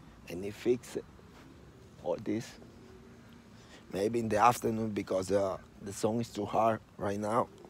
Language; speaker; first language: English; non-native, learner; Spanish